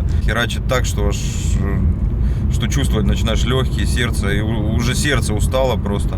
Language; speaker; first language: Russian; native; Russian